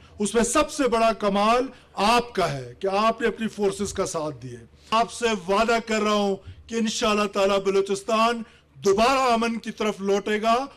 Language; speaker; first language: Urdu; non-native, local second language; Baluchi